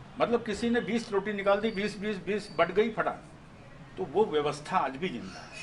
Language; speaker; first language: Hindi; native; Hindi